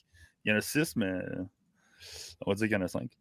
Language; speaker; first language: French; native; French